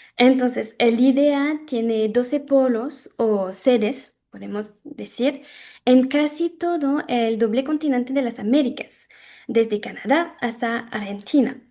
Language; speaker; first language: Spanish; non-native, fluent; French